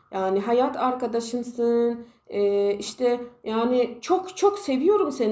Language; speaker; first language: Turkish; non-native, fluent; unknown